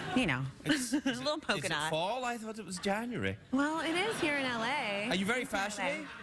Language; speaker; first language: English; native; English